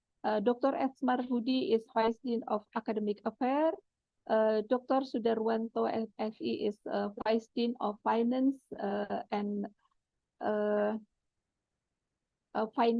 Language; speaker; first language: English; non-native, fluent; Indonesian